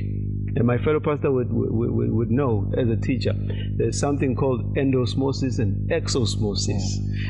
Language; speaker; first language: English; non-native, local second language; Zulu